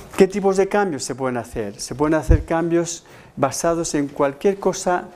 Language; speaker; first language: Spanish; native; Spanish